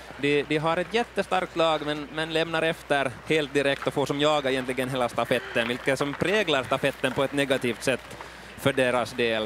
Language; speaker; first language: Swedish; native; Swedish